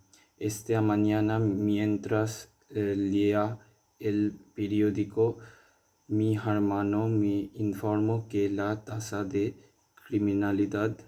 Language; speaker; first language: Spanish; non-native, learner; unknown